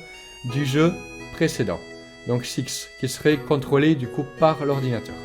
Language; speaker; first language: French; native; French